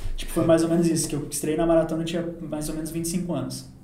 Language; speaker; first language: Portuguese; native; Portuguese